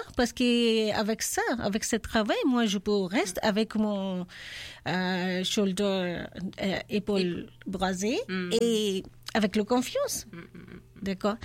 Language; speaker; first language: French; non-native, learner; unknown